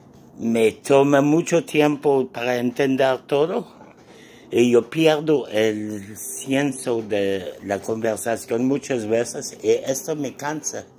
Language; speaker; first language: Spanish; non-native, learner; French